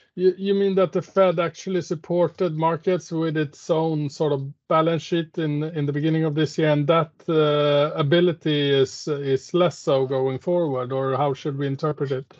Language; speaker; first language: English; non-native, fluent; Swedish